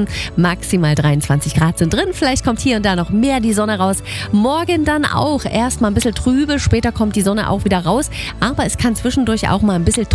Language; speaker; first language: German; native; German